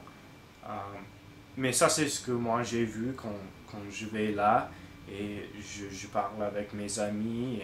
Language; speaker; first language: French; non-native, learner; English